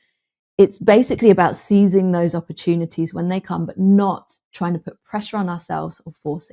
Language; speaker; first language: English; native; English